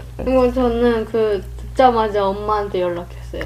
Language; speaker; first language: Korean; non-native, fluent; Japanese